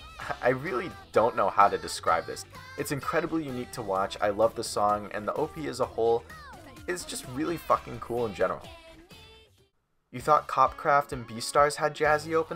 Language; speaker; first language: English; native; English